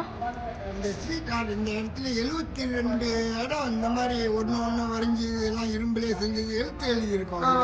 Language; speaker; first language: Tamil; native; Tamil